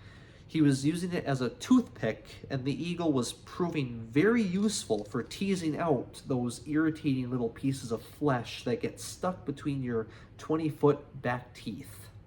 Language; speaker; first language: English; native; English